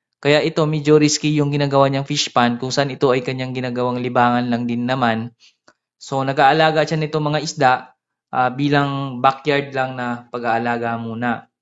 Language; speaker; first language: Filipino; non-native, local second language; Cebuano